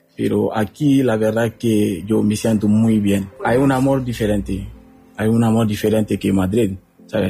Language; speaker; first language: Spanish; non-native, learner; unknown